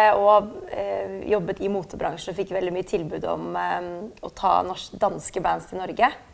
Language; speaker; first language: Norwegian; early bilingual, other home language; German